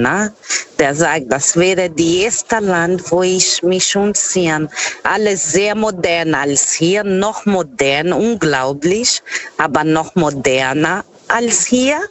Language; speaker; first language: German; non-native, fluent; Portuguese